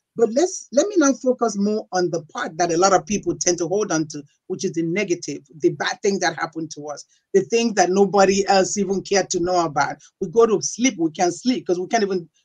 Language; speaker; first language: English; non-native, local second language; Igbo